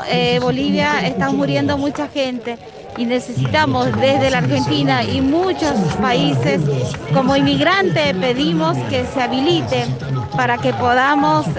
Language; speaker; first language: Spanish; native; Spanish